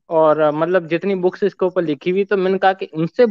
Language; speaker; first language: Hindi; native; Hindi